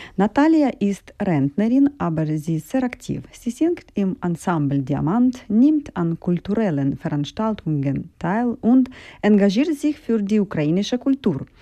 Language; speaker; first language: German; non-native, fluent; Ukrainian